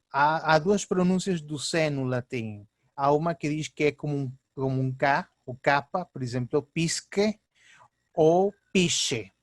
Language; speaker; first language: Portuguese; early bilingual, heritage; Portuguese